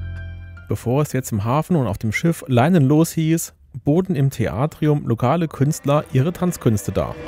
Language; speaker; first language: German; native; German